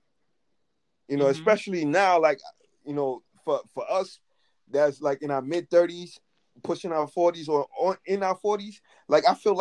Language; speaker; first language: English; native; English